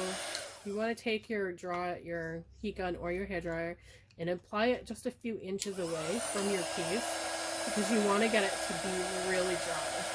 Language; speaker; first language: English; native; English